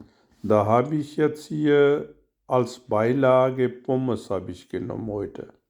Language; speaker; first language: German; non-native, learner; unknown